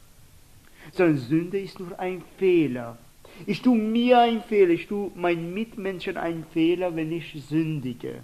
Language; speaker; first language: German; non-native, fluent; Persian